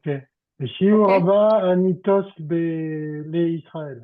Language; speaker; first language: Hebrew; non-native, learner; French